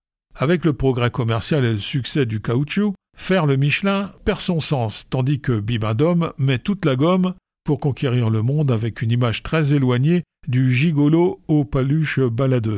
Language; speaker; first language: French; native; French